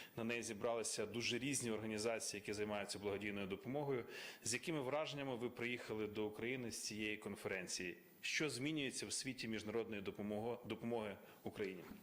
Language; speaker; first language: Ukrainian; native; Ukrainian